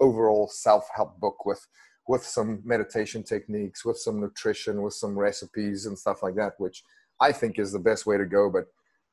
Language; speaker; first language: English; non-native, local second language; Afrikaans